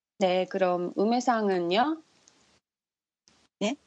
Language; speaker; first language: Korean; non-native, learner; Japanese